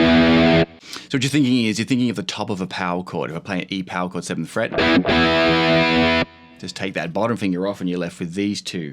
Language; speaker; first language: English; native; English